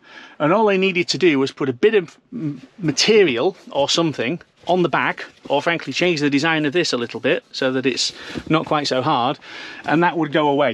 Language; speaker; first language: English; native; English